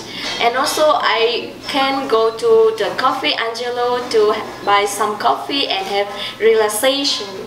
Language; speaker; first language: English; non-native, learner; Vietnamese